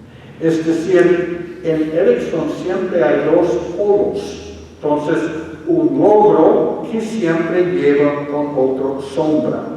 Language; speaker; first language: Spanish; non-native, fluent; English